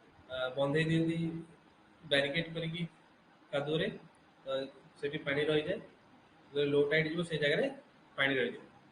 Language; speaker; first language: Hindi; non-native, local second language; Odia